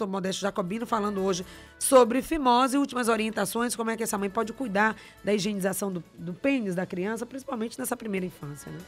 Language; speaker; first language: Portuguese; native; Portuguese